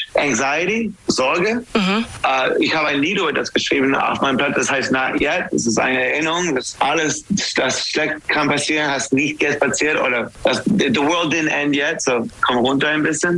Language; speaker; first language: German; non-native, fluent; English